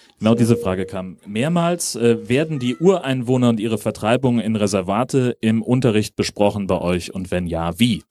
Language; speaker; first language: German; native; German